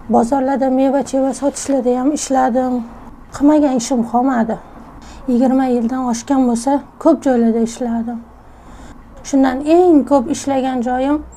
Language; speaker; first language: Uzbek; native; Uzbek